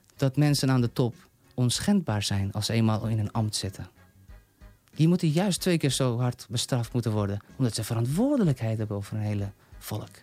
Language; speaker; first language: Dutch; non-native, fluent; Persian